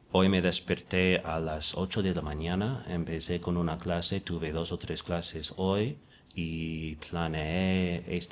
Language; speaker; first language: Spanish; non-native, fluent; English